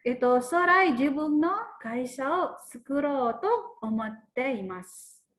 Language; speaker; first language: Japanese; non-native, learner; Indonesian